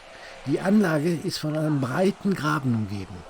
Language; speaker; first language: German; native; German